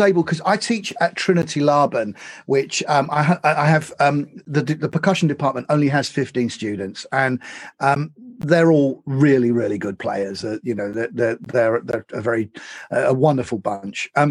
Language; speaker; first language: English; native; English